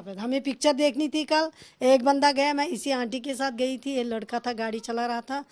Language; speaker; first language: Hindi; non-native, local second language; Kashmiri